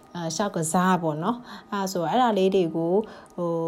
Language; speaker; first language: Burmese; non-native, local second language; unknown